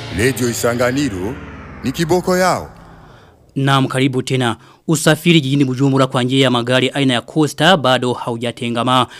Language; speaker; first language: Swahili; non-native, local second language; Rundi